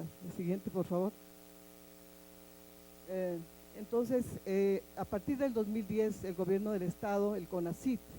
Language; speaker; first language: Spanish; native; Spanish